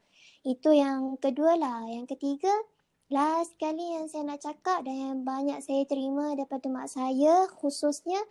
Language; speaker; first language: Malay; native; Malay